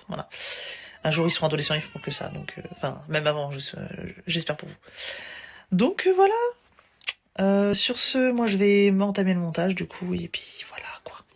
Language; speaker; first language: French; native; French